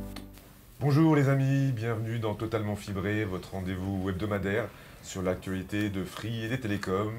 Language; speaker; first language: French; native; French